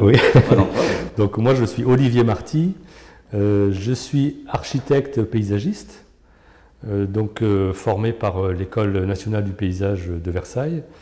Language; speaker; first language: French; native; French